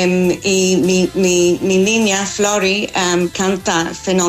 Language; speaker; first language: Spanish; non-native, fluent; English